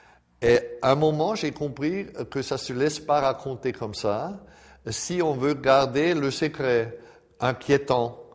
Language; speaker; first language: French; non-native, fluent; German